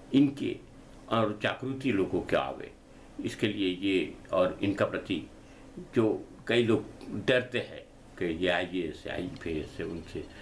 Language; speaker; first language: Hindi; non-native, local second language; Gujarati